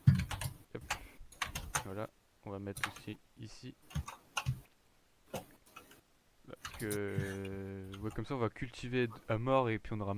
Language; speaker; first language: French; native; French